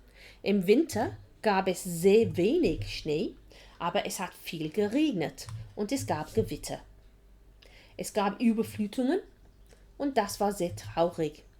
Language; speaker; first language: German; non-native, fluent; English